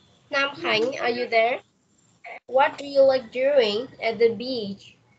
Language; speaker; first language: English; non-native, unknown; Vietnamese